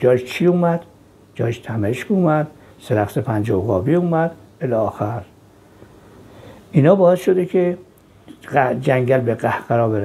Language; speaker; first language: Persian; native; Persian